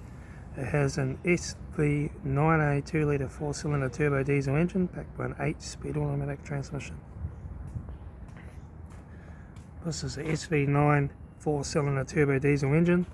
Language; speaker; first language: English; native; English